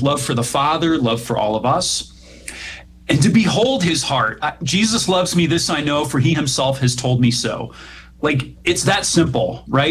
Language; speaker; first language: English; native; English